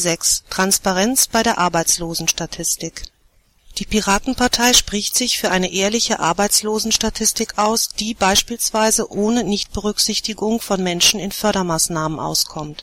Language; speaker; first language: German; native; German